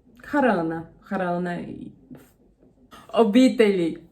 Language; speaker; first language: Bosnian; non-native, learner; Portuguese